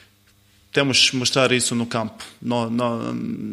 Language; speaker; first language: Portuguese; non-native, learner; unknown